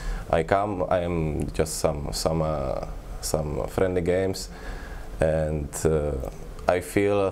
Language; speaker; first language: English; non-native, learner; Czech